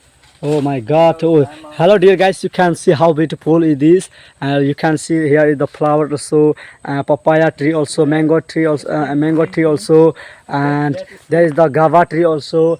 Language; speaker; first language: English; non-native, learner; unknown